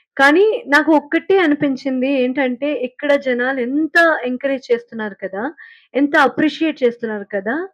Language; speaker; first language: Telugu; non-native, learner; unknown